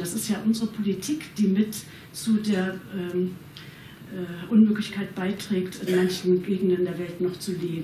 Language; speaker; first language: German; native; German